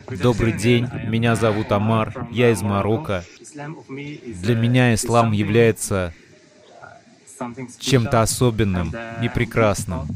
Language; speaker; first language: Russian; non-native, fluent; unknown